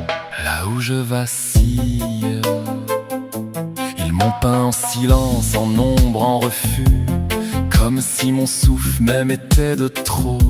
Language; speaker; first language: French; native; French